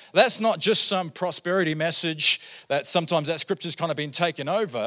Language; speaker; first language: English; native; English